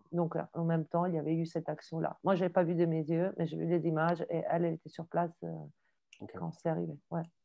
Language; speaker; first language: French; non-native, fluent; Italian